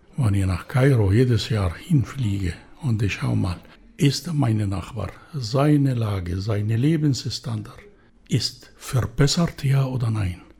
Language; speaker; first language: German; non-native, fluent; Arabic